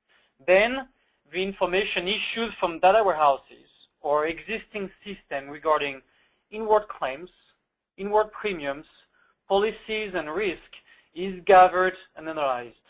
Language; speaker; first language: English; non-native, fluent; French